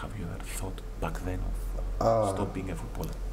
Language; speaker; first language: English; non-native, fluent; Greek